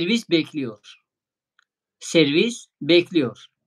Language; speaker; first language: Turkish; non-native, fluent; Tajik